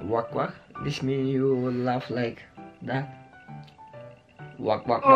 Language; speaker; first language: English; non-native, learner; Turkish